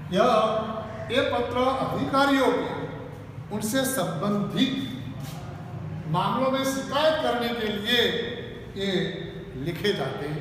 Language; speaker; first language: Hindi; non-native, local second language; Gujarati